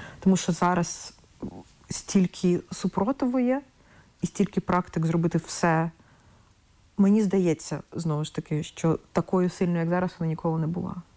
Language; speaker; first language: Ukrainian; non-native, local second language; Russian